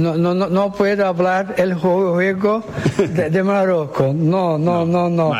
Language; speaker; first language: Spanish; non-native, learner; Portuguese